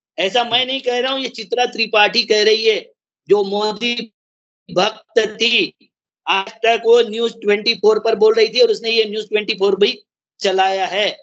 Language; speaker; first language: Hindi; non-native, local second language; Marathi